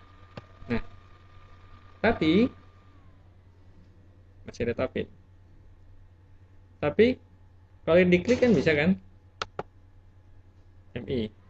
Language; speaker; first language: Indonesian; native; Indonesian